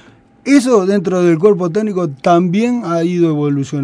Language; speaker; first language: Spanish; native; Spanish